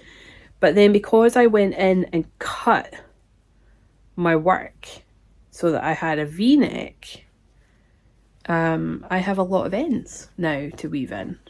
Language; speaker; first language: English; native; English